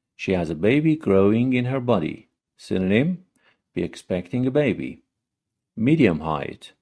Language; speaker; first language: English; non-native, fluent; Persian